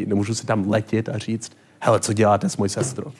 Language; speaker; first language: Czech; non-native, learner; English